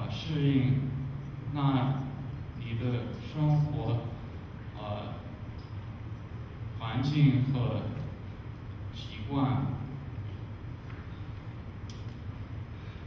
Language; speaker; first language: Chinese; non-native, learner; English